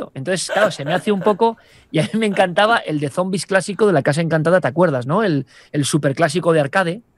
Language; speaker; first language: Spanish; native; Spanish